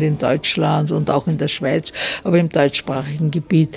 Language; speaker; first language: German; native; German